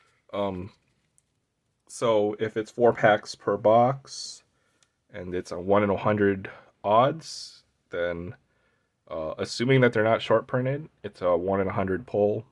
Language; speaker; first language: English; native; English